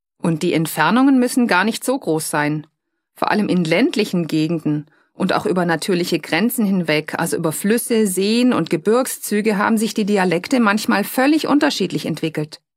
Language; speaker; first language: German; native; German